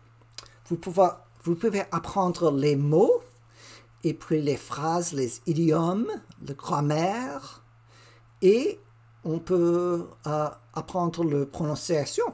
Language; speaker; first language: French; non-native, learner; English